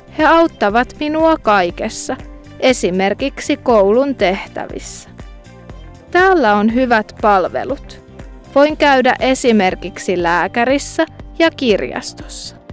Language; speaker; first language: Finnish; non-native, learner; Arabic